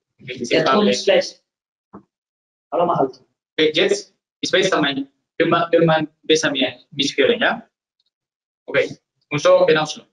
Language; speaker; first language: German; non-native, learner; Spanish